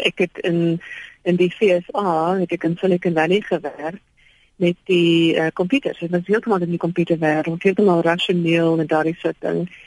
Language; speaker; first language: Afrikaans; non-native, local second language; English